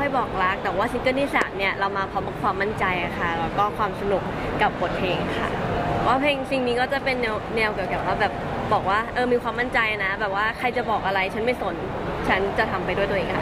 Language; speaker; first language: Thai; native; Thai